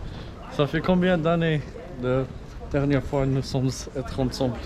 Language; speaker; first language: French; non-native, learner; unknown